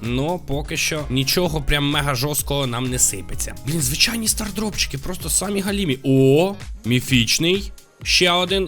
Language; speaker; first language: Ukrainian; non-native, local second language; Russian